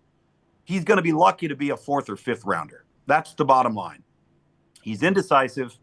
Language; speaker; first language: English; native; English